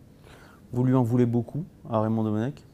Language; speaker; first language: French; native; French